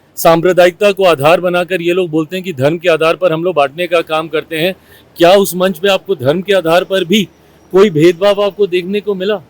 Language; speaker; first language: Hindi; native; Hindi